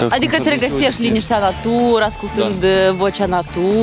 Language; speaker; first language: Romanian; native; Romanian